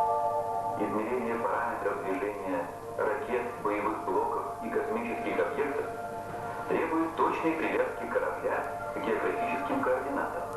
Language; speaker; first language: Russian; native; Russian